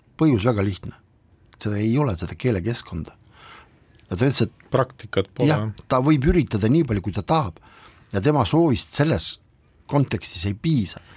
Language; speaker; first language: Estonian; non-native, local second language; Russian